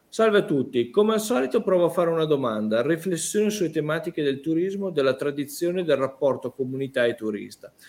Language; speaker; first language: Italian; native; Italian